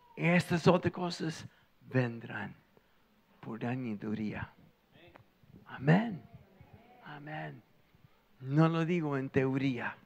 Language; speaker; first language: Spanish; non-native, fluent; English